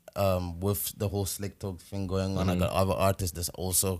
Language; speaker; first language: English; native; English